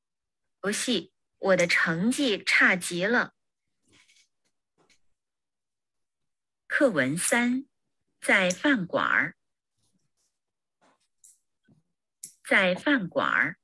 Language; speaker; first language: Chinese; non-native, learner; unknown